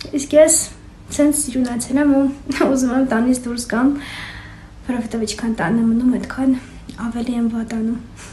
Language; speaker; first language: Armenian; early bilingual, heritage; Armenian